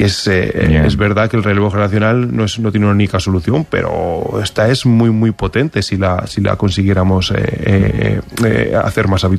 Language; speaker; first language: Spanish; native; Spanish